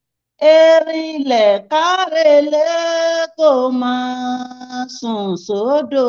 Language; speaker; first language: English; non-native, local second language; Yoruba